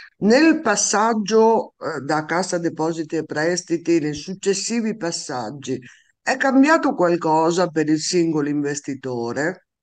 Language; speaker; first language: Italian; native; Italian